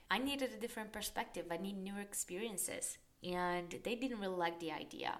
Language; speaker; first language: English; non-native, fluent; Portuguese